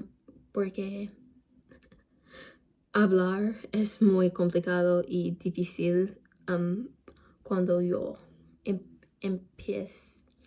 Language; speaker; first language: Spanish; non-native, learner; English